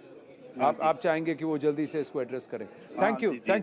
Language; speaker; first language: Hindi; native; Hindi